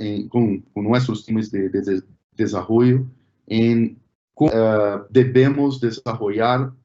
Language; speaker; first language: Spanish; non-native, fluent; Portuguese